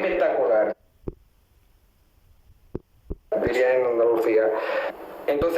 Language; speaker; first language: Spanish; non-native, fluent; Italian